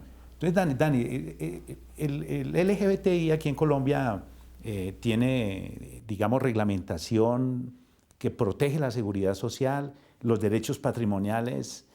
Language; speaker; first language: Spanish; native; Spanish